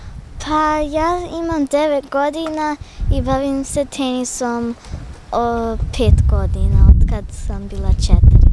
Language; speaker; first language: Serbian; early bilingual, heritage; Serbian